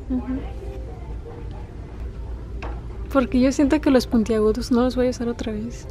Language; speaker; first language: Spanish; early bilingual, heritage; Spanish